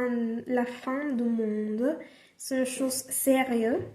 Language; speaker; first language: French; non-native, learner; Spanish